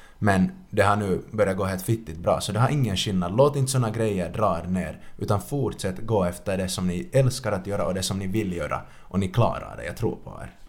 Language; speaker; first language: Swedish; native; Swedish